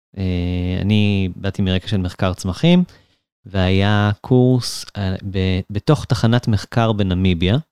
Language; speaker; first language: Hebrew; native; Hebrew